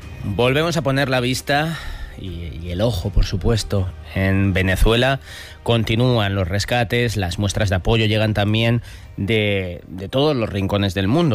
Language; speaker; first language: Spanish; native; Spanish